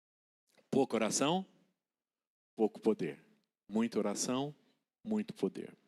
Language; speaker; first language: Portuguese; native; Portuguese